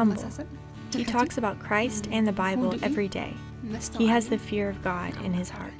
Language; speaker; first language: English; non-native, fluent; Arabic